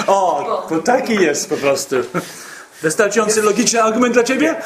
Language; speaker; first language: Polish; non-native, fluent; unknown